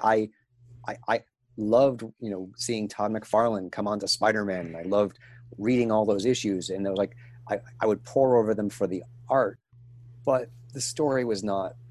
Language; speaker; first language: English; native; English